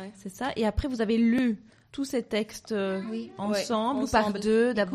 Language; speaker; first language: French; native; French